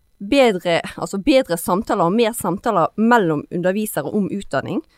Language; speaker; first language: Norwegian; native; Norwegian